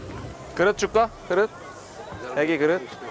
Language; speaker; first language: Korean; native; Korean